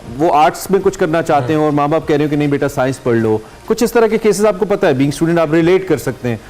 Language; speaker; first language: Urdu; native; Urdu